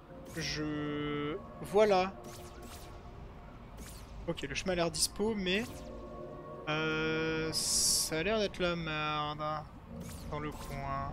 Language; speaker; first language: French; native; French